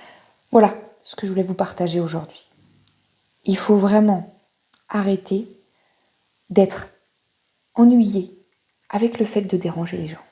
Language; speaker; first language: French; native; French